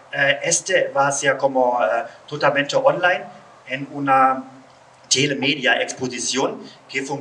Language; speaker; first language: Spanish; non-native, learner; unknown